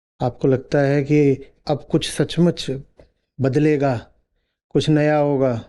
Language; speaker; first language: Hindi; native; Hindi